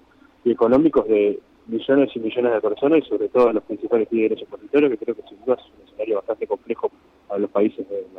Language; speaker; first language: Spanish; native; Spanish